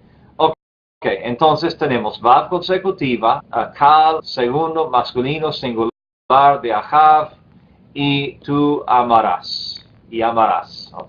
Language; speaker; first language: Spanish; non-native, fluent; English